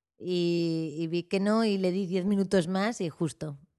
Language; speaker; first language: Spanish; native; Spanish